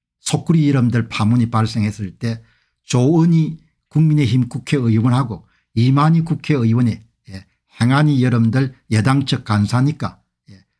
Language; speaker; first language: Korean; native; Korean